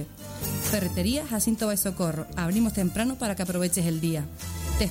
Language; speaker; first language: Spanish; native; Spanish